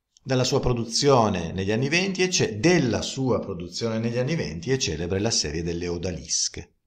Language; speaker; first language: Italian; native; Italian